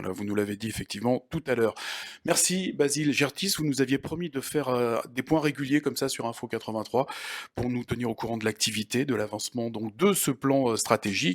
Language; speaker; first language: French; native; French